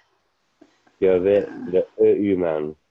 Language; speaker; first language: French; non-native, learner; Italian